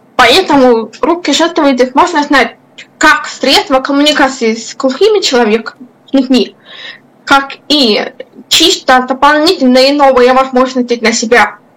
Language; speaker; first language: Russian; non-native, local second language; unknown